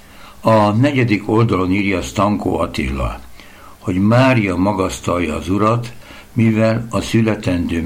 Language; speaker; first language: Hungarian; native; Hungarian